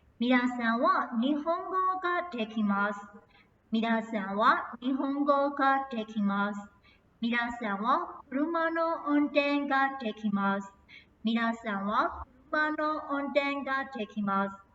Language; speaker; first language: Japanese; non-native, fluent; Burmese